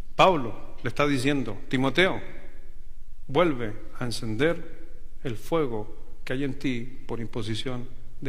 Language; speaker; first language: Spanish; native; Spanish